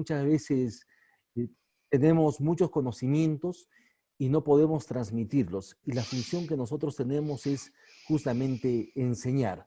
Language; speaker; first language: Spanish; native; Spanish